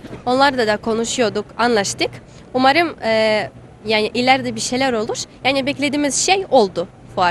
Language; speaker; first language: Turkish; non-native, fluent; Russian